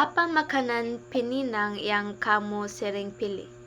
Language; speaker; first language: Indonesian; non-native, learner; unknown